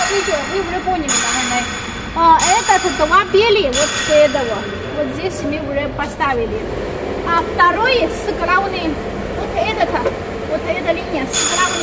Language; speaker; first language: Russian; non-native, learner; Chinese